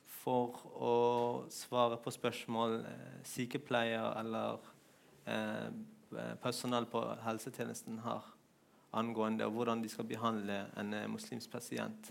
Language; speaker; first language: Norwegian; non-native, fluent; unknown